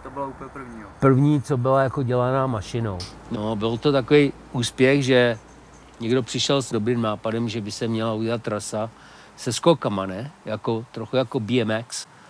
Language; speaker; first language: Czech; early bilingual, heritage; Czech